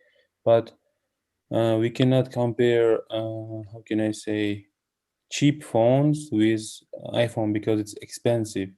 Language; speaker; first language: English; non-native, learner; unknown